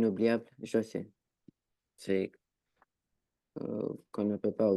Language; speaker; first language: French; non-native, learner; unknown